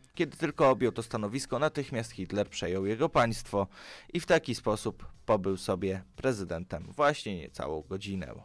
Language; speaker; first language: Polish; native; Polish